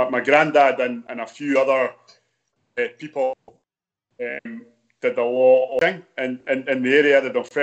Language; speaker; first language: English; native; English